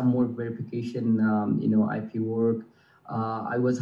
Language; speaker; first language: English; non-native, local second language; Assamese